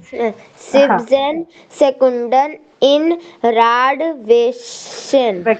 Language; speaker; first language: German; non-native, learner; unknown